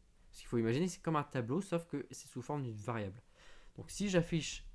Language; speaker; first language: French; native; French